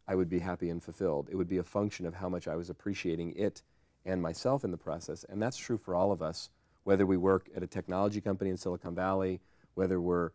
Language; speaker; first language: English; native; English